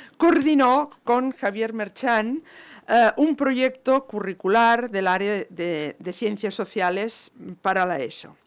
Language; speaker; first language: Spanish; non-native, local second language; Catalan